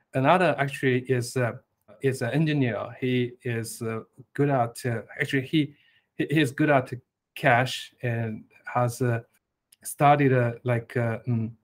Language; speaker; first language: English; non-native, fluent; Chinese